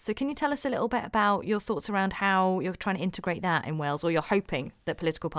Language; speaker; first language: English; native; English